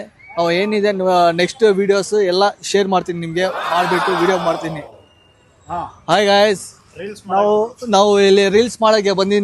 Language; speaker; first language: Kannada; non-native, local second language; Urdu